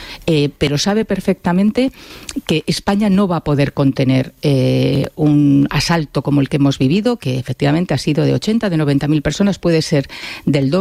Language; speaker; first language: Spanish; native; Spanish